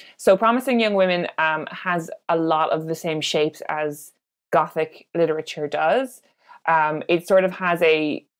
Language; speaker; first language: English; native; English